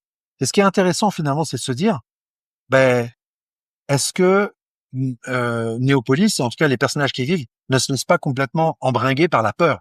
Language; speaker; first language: French; native; French